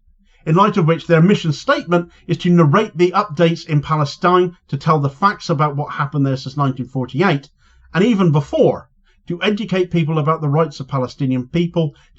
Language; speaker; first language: English; native; English